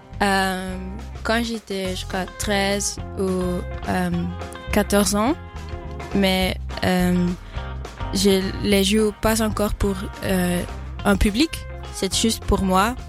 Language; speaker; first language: French; non-native, fluent; Dutch